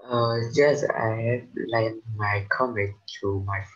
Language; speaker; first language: English; non-native, learner; Vietnamese